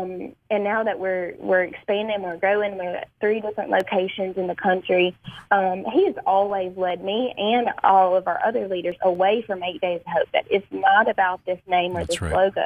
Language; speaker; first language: English; native; English